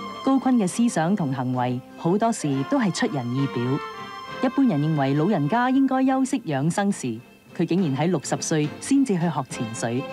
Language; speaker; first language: Chinese; non-native, local second language; Wu Chinese